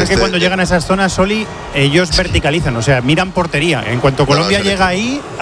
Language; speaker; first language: Spanish; native; Spanish